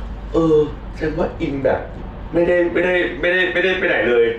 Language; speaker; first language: Thai; native; Thai